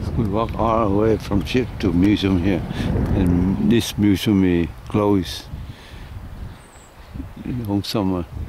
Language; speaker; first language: English; non-native, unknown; Vietnamese